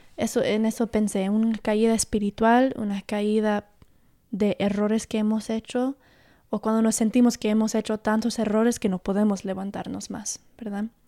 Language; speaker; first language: Spanish; early bilingual, heritage; Spanish